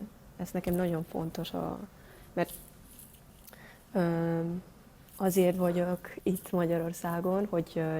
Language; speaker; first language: Hungarian; non-native, learner; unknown